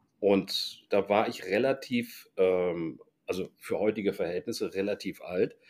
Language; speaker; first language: German; native; German